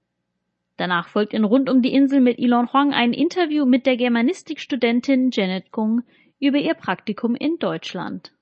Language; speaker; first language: German; native; German